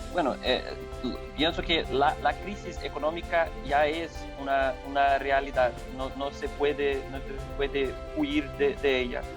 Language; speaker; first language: Spanish; non-native, fluent; Portuguese